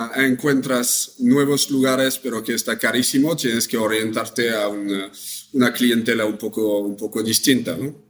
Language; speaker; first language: Spanish; non-native, fluent; French